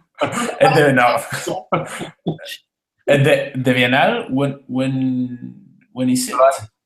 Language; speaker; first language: English; non-native, fluent; Spanish